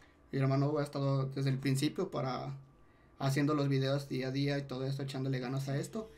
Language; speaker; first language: Spanish; native; Spanish